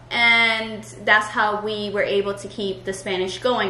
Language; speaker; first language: English; early bilingual, other home language; Spanish